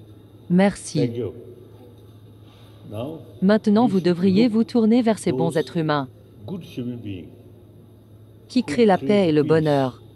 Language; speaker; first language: French; non-native, learner; Tibetan